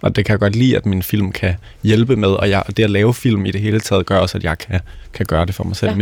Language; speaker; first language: Danish; native; Danish